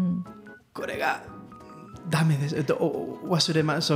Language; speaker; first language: Japanese; non-native, learner; Catalan